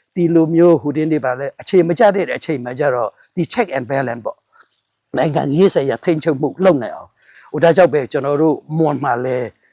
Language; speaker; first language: Burmese; non-native, local second language; Mon